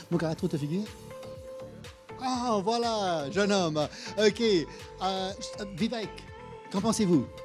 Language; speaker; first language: French; non-native, local second language; Morisyen